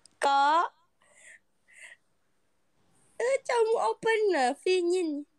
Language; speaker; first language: Vietnamese; non-native, learner; Indonesian